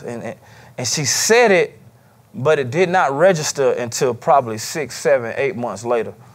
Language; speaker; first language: English; native; English